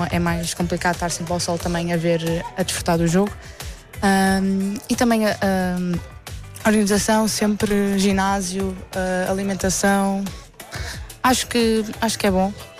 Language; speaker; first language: Portuguese; native; Portuguese